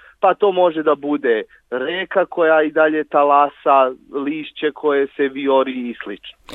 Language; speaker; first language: Serbian; native; Serbian